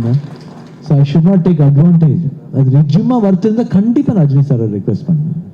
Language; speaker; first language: Tamil; non-native, local second language; Kannada